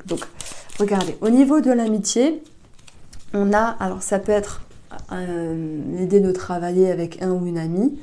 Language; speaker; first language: French; native; French